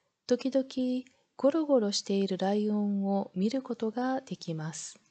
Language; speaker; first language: Japanese; non-native, learner; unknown